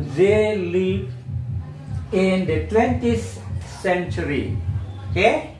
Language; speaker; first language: English; non-native, fluent; Indonesian